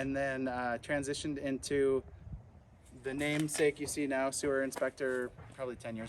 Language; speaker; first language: English; native; English